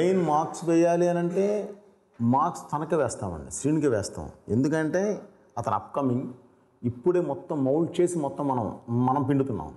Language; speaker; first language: Telugu; native; Telugu